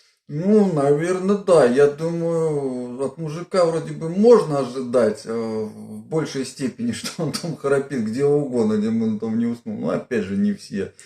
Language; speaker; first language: Russian; native; Russian